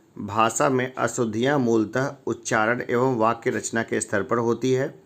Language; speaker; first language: Hindi; native; Hindi